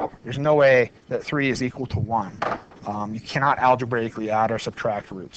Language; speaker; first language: English; native; English